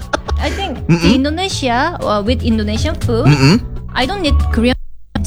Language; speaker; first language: English; non-native, learner; Korean